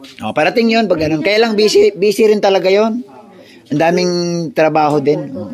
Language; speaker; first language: Filipino; native; Filipino